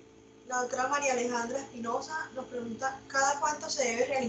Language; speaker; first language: Spanish; native; Spanish